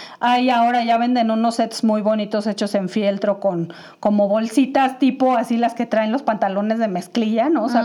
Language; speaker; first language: Spanish; native; Spanish